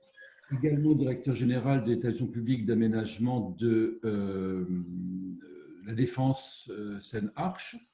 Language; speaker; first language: French; native; French